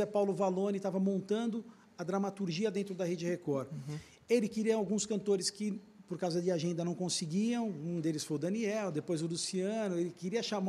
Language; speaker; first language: Portuguese; native; Portuguese